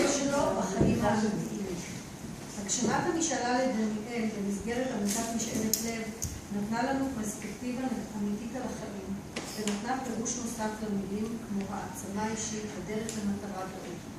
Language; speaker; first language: Hebrew; native; Hebrew